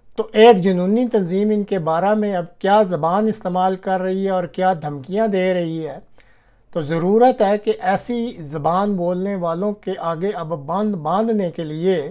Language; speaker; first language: Urdu; non-native, local second language; Punjabi